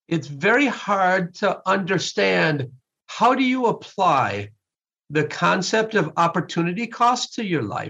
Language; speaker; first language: English; native; English